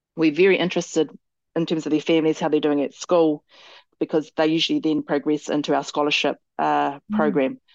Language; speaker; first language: English; native; English